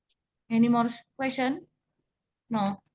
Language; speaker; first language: English; non-native, learner; Indonesian